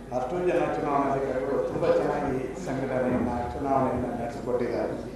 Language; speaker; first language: Kannada; native; Kannada